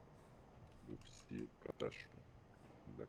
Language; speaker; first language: French; native; French